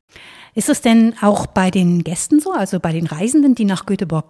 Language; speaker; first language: German; native; German